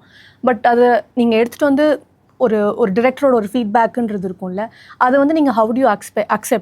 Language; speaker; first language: Tamil; native; Tamil